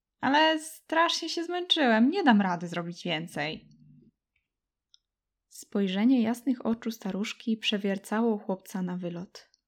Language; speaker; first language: Polish; native; Polish